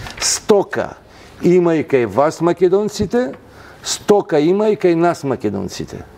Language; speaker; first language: Macedonian; non-native, local second language; Albanian